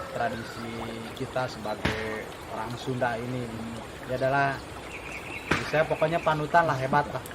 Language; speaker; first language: Indonesian; non-native, local second language; Sundanese